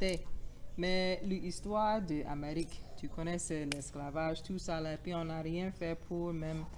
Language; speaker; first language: French; non-native, learner; English